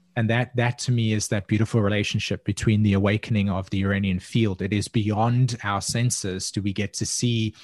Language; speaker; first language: English; native; English